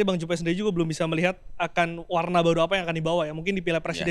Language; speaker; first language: Indonesian; native; Indonesian